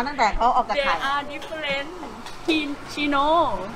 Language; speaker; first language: English; non-native, learner; Thai